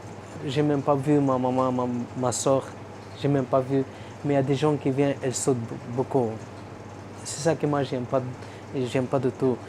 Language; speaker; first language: French; non-native, learner; Persian